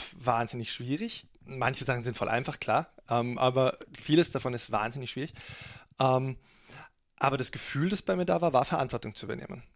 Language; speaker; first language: German; native; German